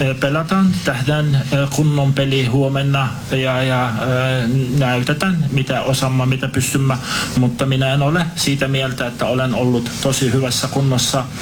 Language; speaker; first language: Finnish; non-native, fluent; Turkish